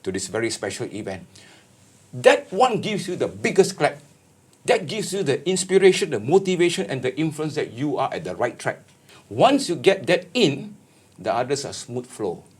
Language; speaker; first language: English; non-native, local second language; Malay